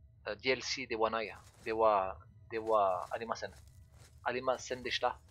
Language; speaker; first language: Japanese; non-native, learner; French